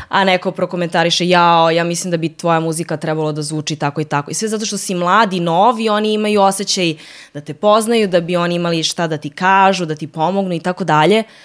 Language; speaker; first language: Serbian; early bilingual, heritage; Serbian